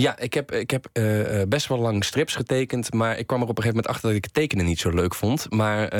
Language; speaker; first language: Dutch; native; Dutch